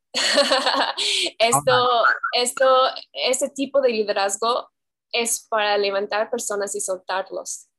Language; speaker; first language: Spanish; non-native, fluent; English